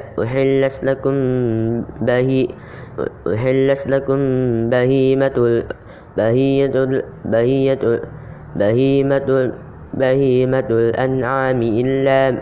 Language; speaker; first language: Arabic; non-native, learner; Indonesian